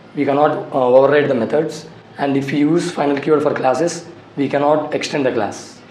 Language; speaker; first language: English; non-native, local second language; Telugu